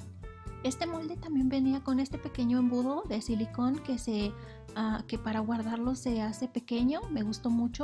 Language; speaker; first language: Spanish; native; Spanish